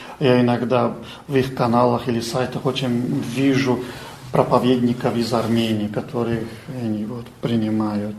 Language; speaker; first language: Russian; non-native, local second language; Armenian